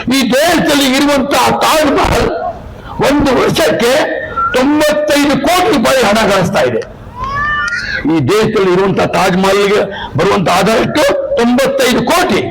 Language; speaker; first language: Kannada; non-native, local second language; Urdu